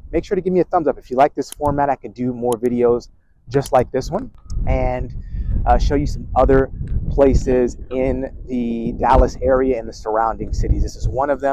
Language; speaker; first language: English; native; English